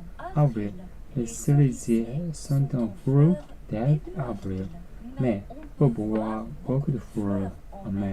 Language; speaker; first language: French; non-native, learner; Japanese